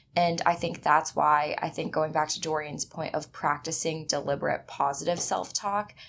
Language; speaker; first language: English; early bilingual, other home language; Chinese